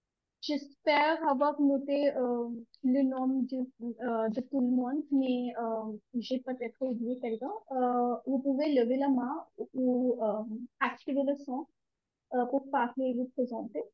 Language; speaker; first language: French; non-native, learner; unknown